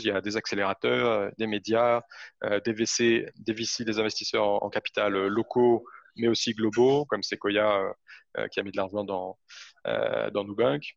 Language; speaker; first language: French; native; French